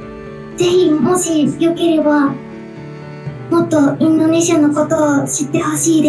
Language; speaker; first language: Japanese; non-native, fluent; Indonesian